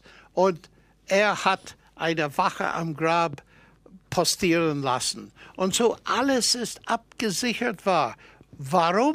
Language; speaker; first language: German; non-native, fluent; English